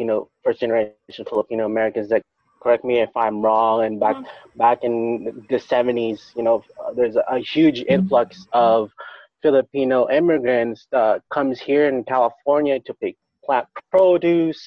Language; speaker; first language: English; non-native, local second language; Filipino